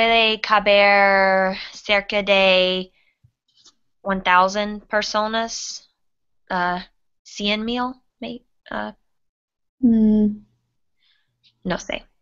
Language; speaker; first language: Spanish; non-native, learner; English